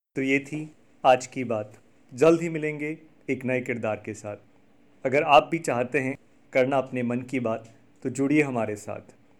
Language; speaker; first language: Hindi; native; Hindi